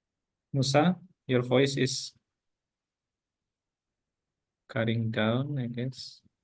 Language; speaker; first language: English; non-native, fluent; Indonesian